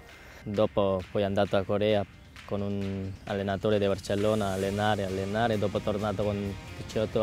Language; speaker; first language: Italian; non-native, learner; Korean